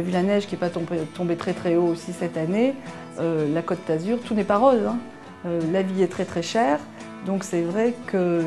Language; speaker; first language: French; native; French